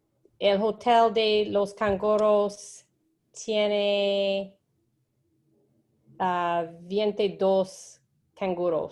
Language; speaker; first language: Spanish; non-native, learner; English